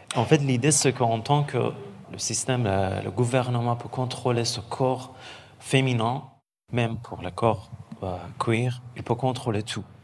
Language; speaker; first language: French; non-native, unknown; Persian